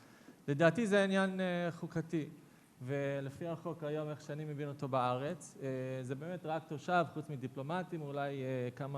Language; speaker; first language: Hebrew; non-native, fluent; English